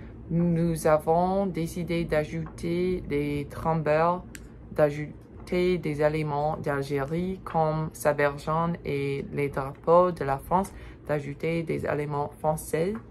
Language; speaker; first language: French; non-native, learner; English